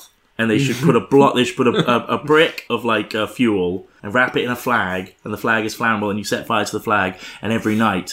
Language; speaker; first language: English; native; English